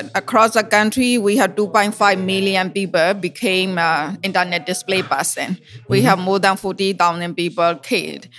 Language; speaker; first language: English; non-native, learner; Burmese